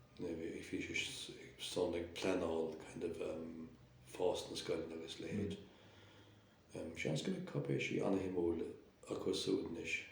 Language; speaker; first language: Irish; non-native, local second language; English